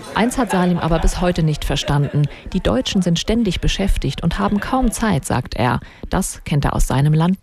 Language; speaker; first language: German; native; German